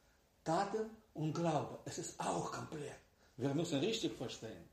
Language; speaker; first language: German; non-native, learner; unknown